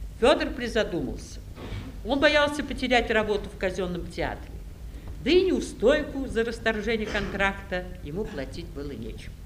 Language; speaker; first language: Russian; native; Russian